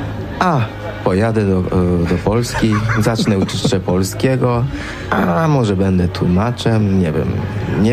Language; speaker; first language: Polish; non-native, fluent; Japanese